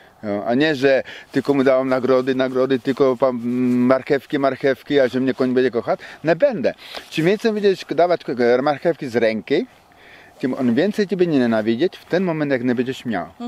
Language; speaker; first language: Polish; non-native, learner; Czech